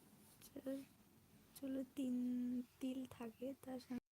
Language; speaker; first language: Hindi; non-native, local second language; Bangla